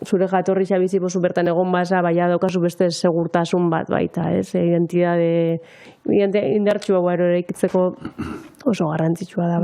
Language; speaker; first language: Basque; native; Basque